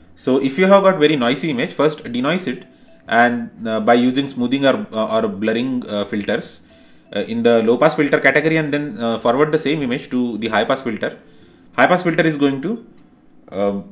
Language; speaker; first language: English; non-native, local second language; Marathi